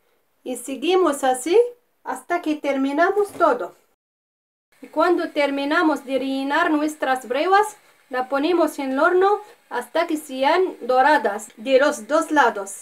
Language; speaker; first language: Spanish; non-native, fluent; Arabic